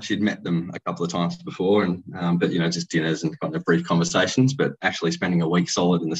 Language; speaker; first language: English; native; English